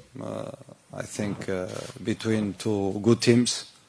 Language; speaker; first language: English; non-native, learner; Portuguese